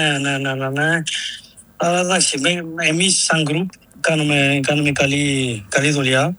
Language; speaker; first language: Greek; non-native, learner; Spanish